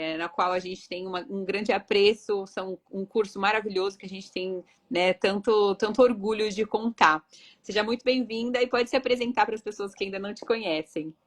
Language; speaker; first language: Portuguese; native; Portuguese